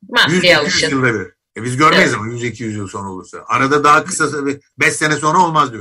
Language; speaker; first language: Turkish; native; Turkish